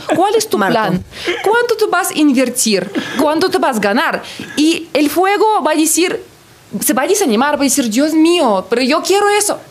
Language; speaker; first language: Spanish; non-native, fluent; Russian